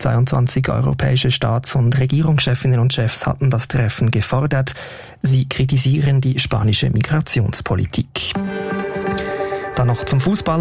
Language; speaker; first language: German; native; German